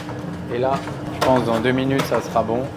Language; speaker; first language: French; native; French